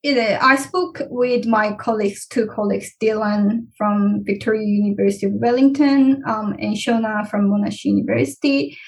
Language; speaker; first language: English; non-native, fluent; Korean